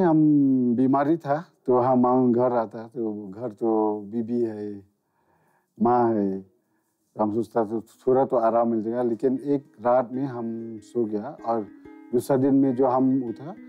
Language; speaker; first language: Hindi; non-native, local second language; Khasi